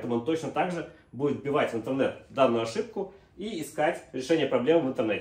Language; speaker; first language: Russian; native; Russian